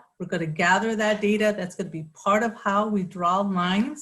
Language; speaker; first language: English; native; English